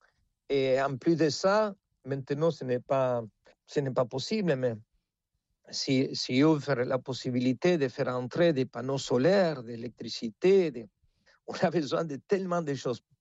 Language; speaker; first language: French; non-native, fluent; Spanish